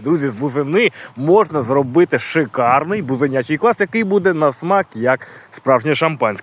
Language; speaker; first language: Ukrainian; native; Ukrainian